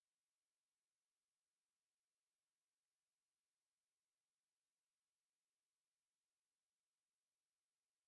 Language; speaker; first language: English; native; English